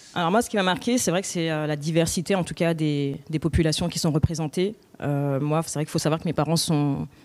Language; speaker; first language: French; native; French